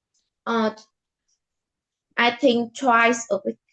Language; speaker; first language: English; non-native, learner; Vietnamese